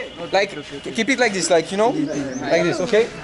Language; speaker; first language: English; non-native, learner; French